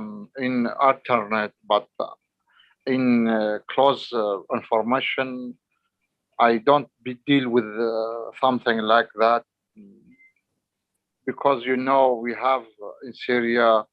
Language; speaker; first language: English; non-native, learner; Arabic